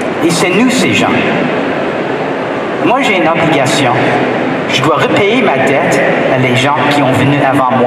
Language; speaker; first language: French; non-native, fluent; English